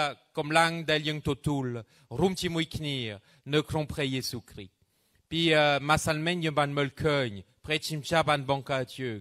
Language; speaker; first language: Khmer; non-native, fluent; French